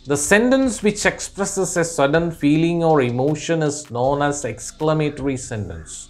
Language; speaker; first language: English; non-native, local second language; Malayalam